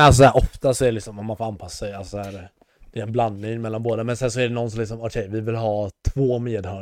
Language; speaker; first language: Swedish; native; Swedish